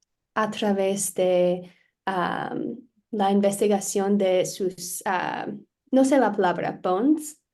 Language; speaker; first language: Spanish; non-native, learner; English